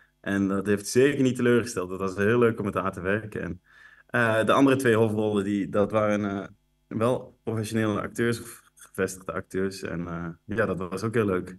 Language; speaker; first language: Dutch; native; Dutch